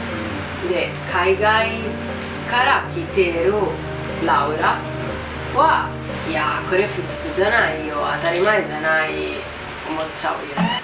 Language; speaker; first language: Japanese; non-native, learner; Italian